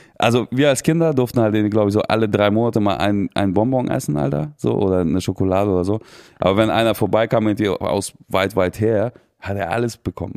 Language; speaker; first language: German; early bilingual, other home language; Russian